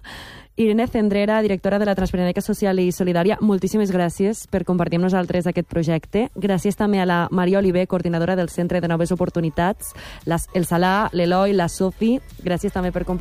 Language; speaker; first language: Catalan; native; Catalan